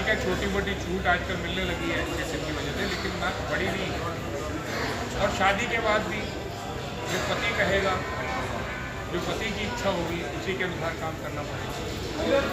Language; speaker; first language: Hindi; native; Hindi